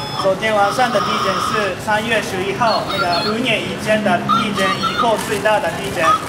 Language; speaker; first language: Chinese; non-native, learner; Japanese